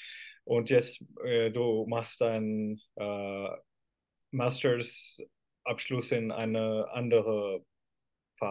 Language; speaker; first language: German; non-native, fluent; Finnish